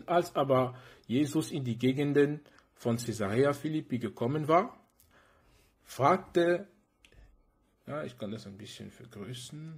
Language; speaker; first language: German; non-native, fluent; French